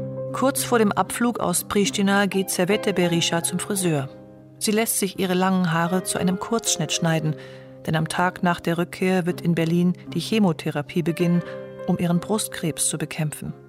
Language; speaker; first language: German; native; German